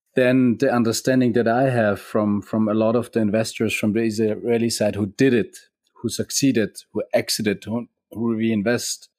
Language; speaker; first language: English; non-native, fluent; German